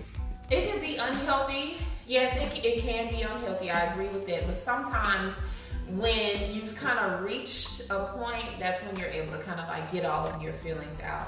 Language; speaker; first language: English; native; English